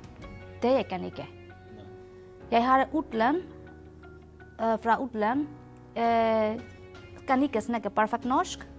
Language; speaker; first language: Norwegian; non-native, learner; Burmese